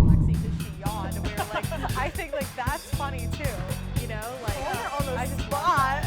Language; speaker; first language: English; native; English